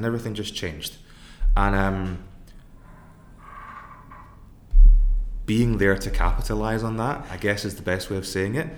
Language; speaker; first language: English; native; English